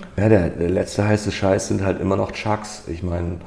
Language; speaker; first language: German; native; German